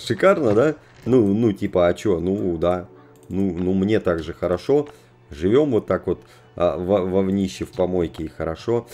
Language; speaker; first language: Russian; native; Russian